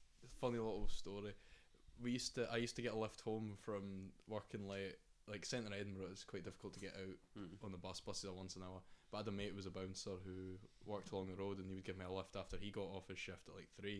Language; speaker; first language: English; native; English